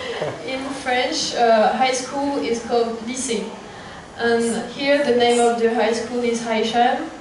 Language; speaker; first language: English; non-native, fluent; French